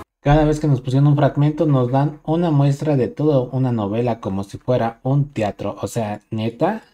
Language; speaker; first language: Spanish; native; Spanish